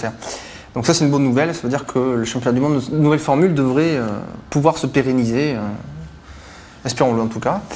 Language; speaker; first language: French; native; French